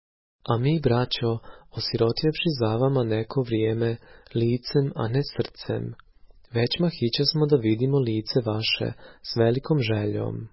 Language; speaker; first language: Croatian; native; Croatian